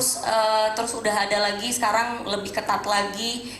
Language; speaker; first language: Indonesian; native; Indonesian